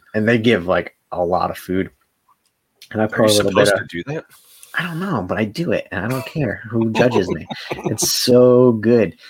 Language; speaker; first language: English; native; English